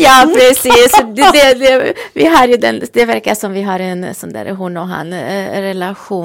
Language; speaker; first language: Swedish; non-native, fluent; Romanian